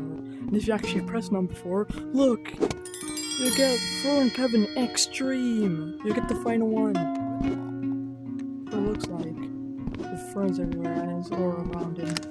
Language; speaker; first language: English; non-native, fluent; Dutch